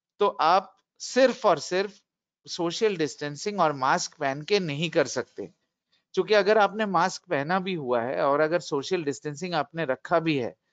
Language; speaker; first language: Hindi; non-native, local second language; Bangla